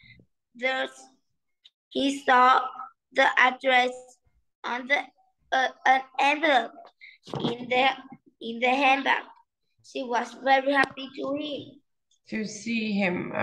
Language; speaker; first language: English; non-native, learner; Vietnamese